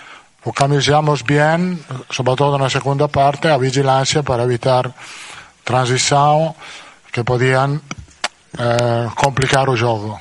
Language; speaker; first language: Portuguese; non-native, learner; Italian